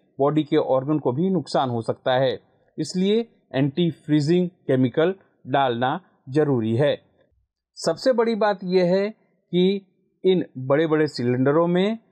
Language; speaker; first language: Hindi; non-native, local second language; Gujarati